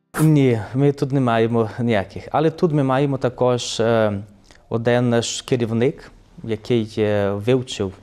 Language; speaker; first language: Ukrainian; early bilingual, heritage; Ukrainian